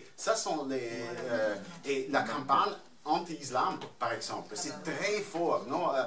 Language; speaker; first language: French; non-native, fluent; German